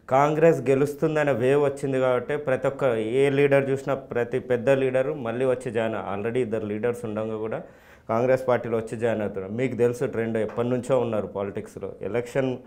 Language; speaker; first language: Telugu; native; Telugu